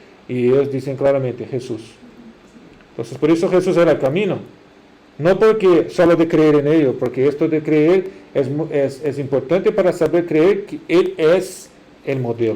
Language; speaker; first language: Spanish; non-native, fluent; Portuguese